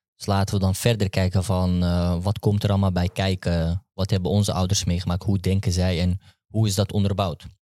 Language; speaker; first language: Dutch; native; Dutch